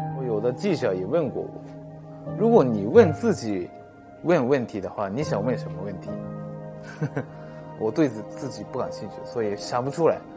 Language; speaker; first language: Chinese; non-native, fluent; Japanese